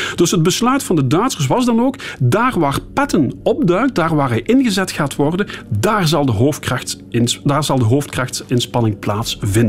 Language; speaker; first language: Dutch; native; Dutch